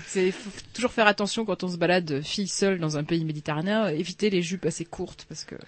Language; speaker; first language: French; native; French